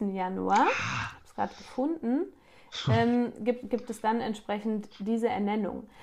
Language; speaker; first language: German; native; German